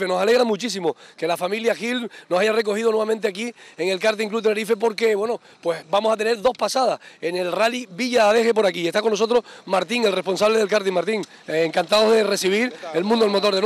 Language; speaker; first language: Spanish; native; Spanish